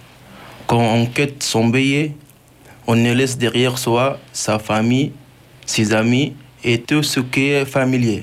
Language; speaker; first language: French; non-native, learner; Arabic